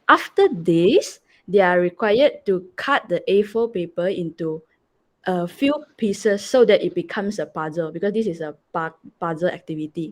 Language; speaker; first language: English; non-native, local second language; Malay